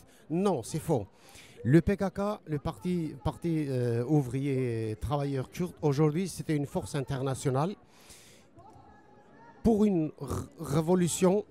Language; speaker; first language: French; non-native, learner; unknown